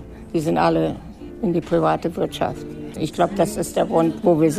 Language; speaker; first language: German; native; German